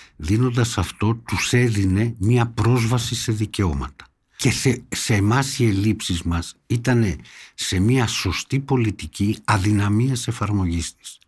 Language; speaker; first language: Greek; native; Greek